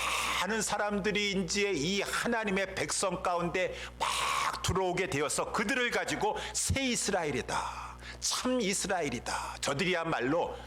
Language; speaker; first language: Korean; native; Korean